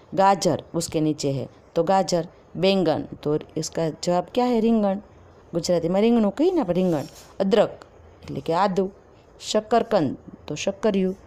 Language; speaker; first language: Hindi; non-native, local second language; Gujarati